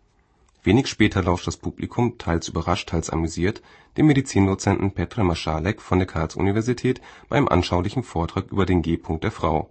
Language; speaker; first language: German; native; German